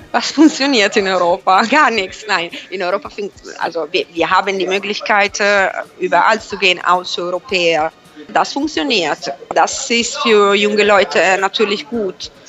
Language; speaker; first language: German; non-native, fluent; Italian